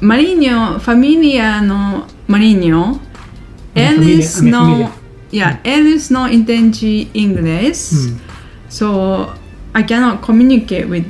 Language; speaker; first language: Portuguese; non-native, learner; Japanese